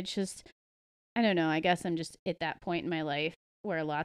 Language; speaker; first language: English; native; English